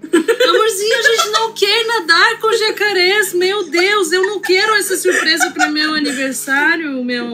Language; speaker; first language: Portuguese; non-native, fluent; Russian